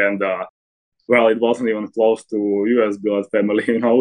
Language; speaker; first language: English; non-native, fluent; Slovak